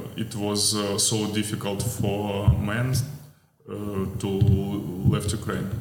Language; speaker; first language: English; non-native, learner; Ukrainian